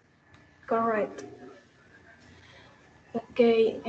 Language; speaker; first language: English; non-native, learner; Spanish